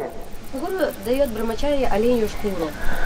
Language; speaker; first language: Russian; native; Russian